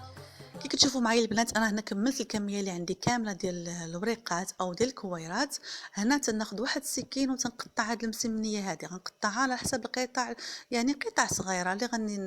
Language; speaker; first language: Arabic; native; Arabic